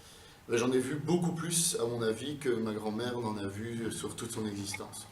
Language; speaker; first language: French; native; French